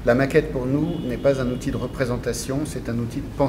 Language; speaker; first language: French; native; French